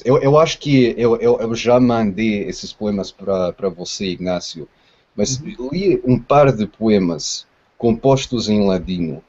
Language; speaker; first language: Portuguese; non-native, fluent; English